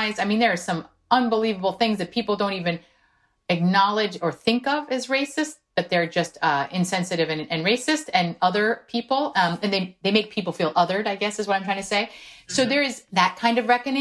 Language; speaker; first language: English; non-native, fluent; Korean